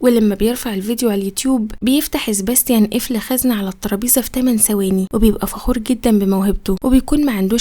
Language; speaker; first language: Arabic; native; Arabic